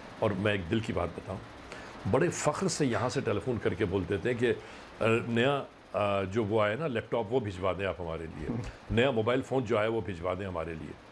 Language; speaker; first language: Urdu; native; Urdu